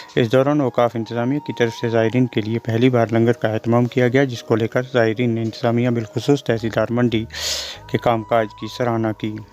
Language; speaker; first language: Urdu; non-native, local second language; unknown